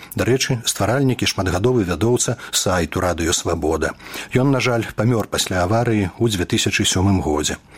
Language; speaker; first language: Belarusian; native; Belarusian